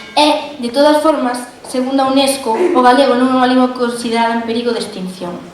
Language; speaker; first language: Galician; native; Galician